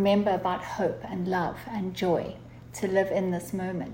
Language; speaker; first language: English; native; English